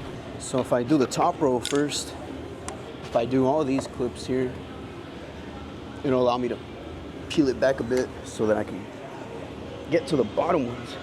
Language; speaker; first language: English; native; English